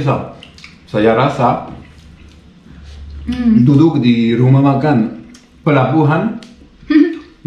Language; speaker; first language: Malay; non-native, learner; Swiss German